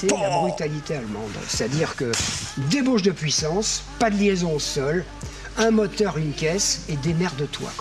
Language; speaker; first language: French; native; French